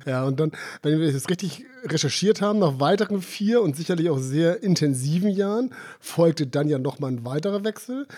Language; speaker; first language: German; native; German